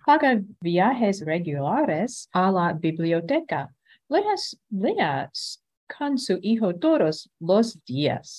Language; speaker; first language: Spanish; non-native, fluent; English